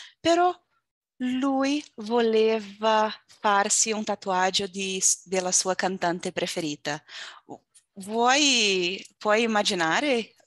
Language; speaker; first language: Italian; non-native, learner; Portuguese